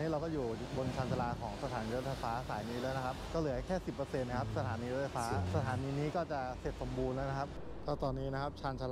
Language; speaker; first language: Thai; native; Thai